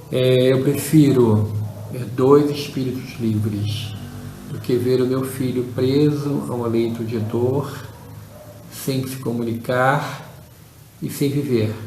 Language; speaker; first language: Portuguese; native; Portuguese